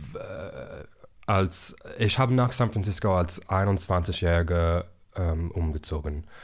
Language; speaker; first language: German; non-native, learner; English